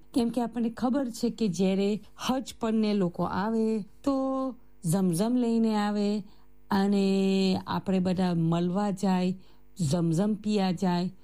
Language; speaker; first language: Gujarati; early bilingual, heritage; Gujarati